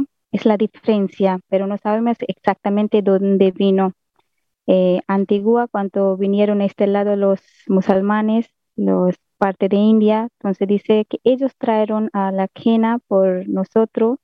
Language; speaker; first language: Spanish; non-native, learner; Hindi